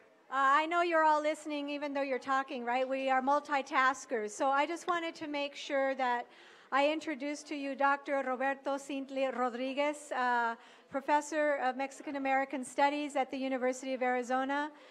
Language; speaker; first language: English; early bilingual, other home language; Spanish